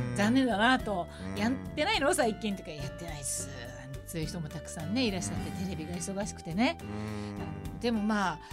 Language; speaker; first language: Japanese; native; Japanese